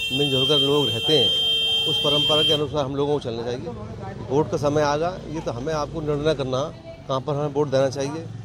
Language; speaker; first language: Hindi; native; Hindi